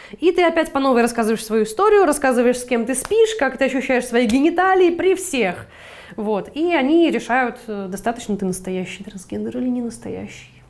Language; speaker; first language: Russian; native; Russian